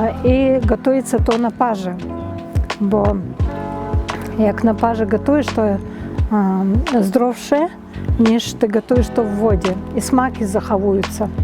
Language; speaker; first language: Polish; non-native, fluent; Chechen